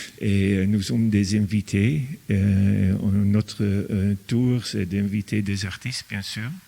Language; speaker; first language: French; non-native, fluent; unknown